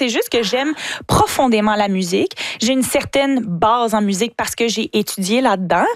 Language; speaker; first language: French; native; French